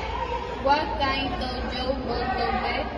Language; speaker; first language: English; non-native, learner; Spanish